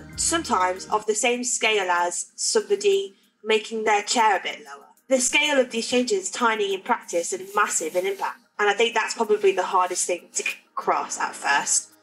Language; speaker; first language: English; native; English